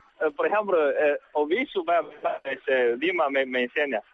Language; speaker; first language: Portuguese; non-native, learner; Chinese